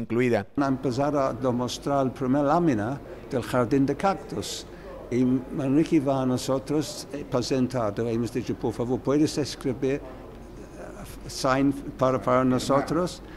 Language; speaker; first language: Spanish; non-native, learner; English